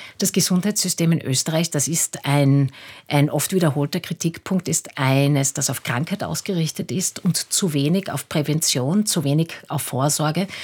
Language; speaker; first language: German; native; German